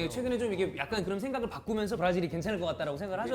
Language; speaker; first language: Korean; native; Korean